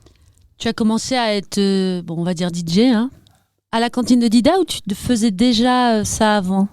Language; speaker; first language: French; native; French